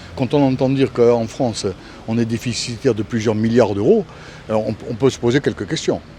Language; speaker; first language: French; native; French